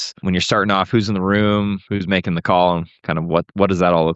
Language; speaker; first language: English; native; English